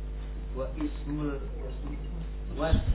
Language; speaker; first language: Arabic; non-native, learner; Indonesian